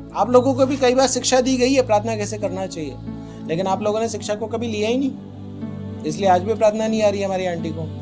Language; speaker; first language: Hindi; non-native, local second language; Marathi